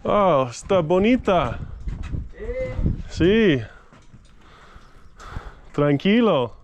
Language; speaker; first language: Spanish; non-native, learner; English